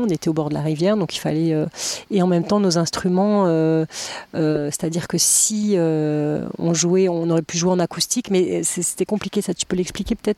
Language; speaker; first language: French; native; French